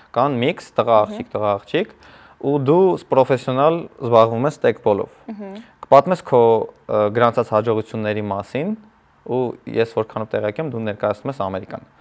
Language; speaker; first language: Armenian; native; Armenian